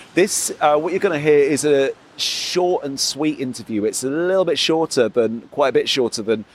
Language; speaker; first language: English; native; English